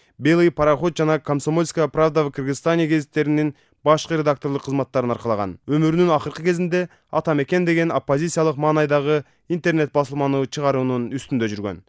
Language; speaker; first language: Kyrgyz; native; Kyrgyz